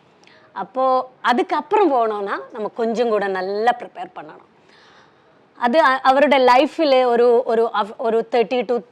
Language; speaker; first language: Tamil; non-native, learner; Malayalam